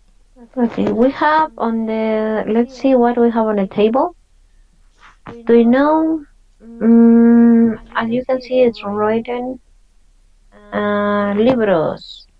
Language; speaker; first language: English; non-native, fluent; Spanish